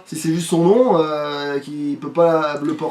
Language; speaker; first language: French; native; French